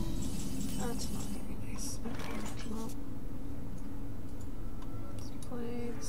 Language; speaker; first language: English; native; English